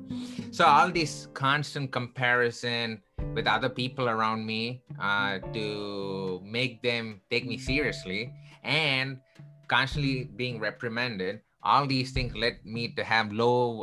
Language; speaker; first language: English; non-native, local second language; Tamil